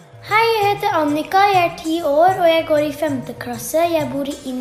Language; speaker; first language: Norwegian; early bilingual, heritage; Norwegian